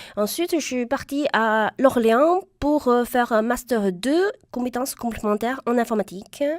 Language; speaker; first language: French; non-native, fluent; Chinese